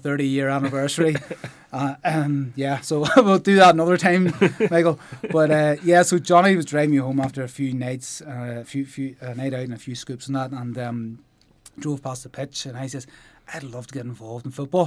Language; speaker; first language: English; native; English